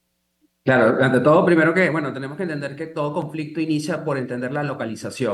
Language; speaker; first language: Spanish; native; Spanish